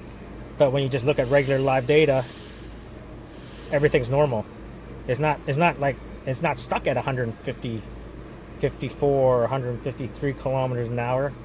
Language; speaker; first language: English; native; English